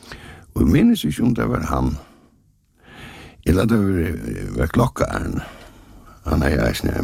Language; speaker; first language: Danish; non-native, local second language; Faroese